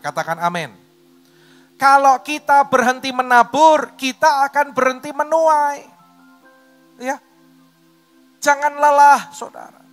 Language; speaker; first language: Indonesian; native; Indonesian